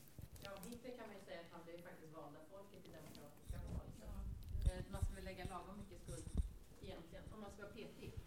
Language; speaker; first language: Swedish; native; Swedish